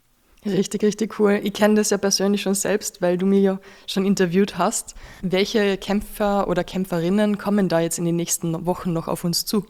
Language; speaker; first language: German; native; German